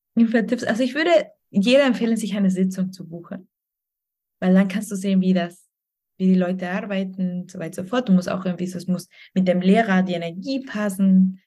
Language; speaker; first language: German; non-native, fluent; Spanish